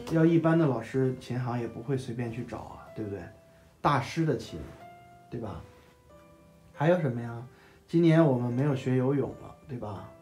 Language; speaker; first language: Chinese; native; Chinese